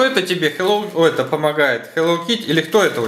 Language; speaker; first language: Russian; native; Russian